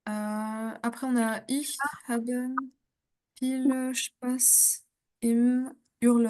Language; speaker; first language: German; non-native, learner; French